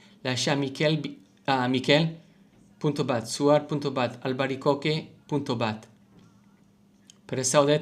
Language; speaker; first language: Basque; non-native, learner; English